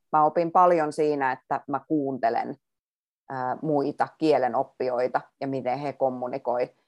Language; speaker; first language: Finnish; native; Finnish